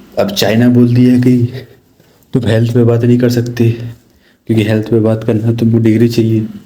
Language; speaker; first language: Hindi; native; Hindi